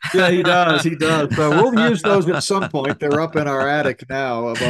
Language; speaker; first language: English; native; English